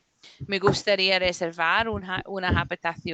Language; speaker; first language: Spanish; non-native, fluent; English